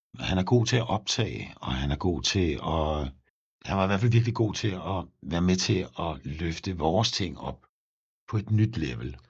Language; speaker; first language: Danish; native; Danish